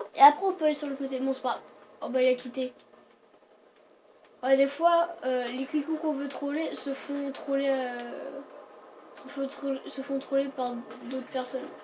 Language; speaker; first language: French; native; French